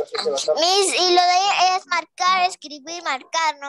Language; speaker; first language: Spanish; native; Spanish